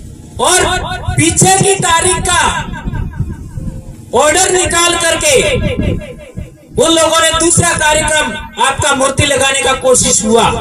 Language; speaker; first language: Hindi; non-native, local second language; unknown